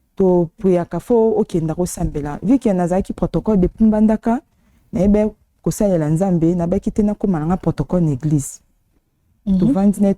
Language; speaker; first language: Lingala; native; Lingala